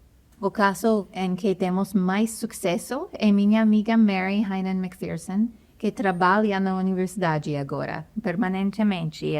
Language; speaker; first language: Portuguese; non-native, fluent; English